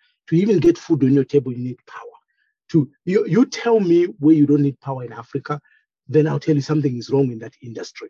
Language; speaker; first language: English; non-native, local second language; Shona